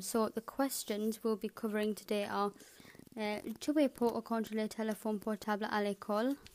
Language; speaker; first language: French; non-native, learner; English